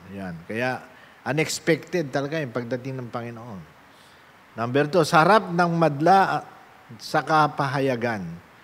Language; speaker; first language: Filipino; native; Filipino